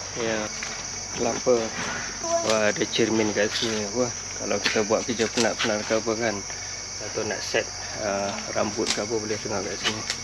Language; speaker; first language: Malay; non-native, fluent; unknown